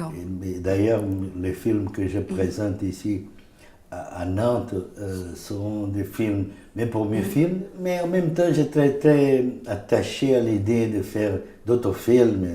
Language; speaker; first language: French; non-native, fluent; Portuguese